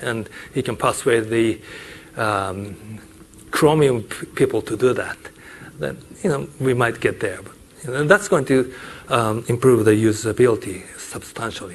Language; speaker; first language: English; non-native, fluent; Japanese